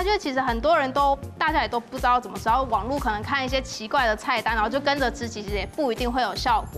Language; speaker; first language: Chinese; native; Chinese